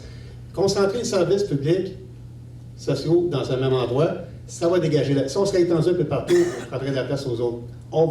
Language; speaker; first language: French; native; French